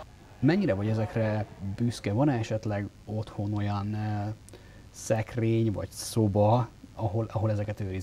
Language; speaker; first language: Hungarian; native; Hungarian